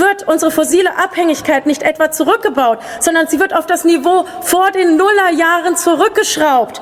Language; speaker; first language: German; native; German